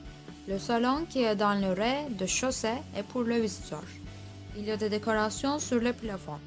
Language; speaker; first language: French; non-native, learner; Turkish